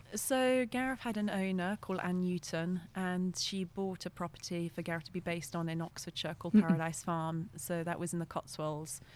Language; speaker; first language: English; non-native, fluent; French